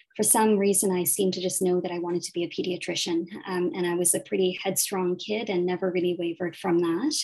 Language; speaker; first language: English; native; English